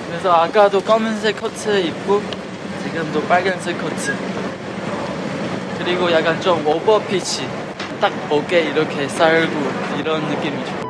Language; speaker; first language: Korean; non-native, fluent; Chinese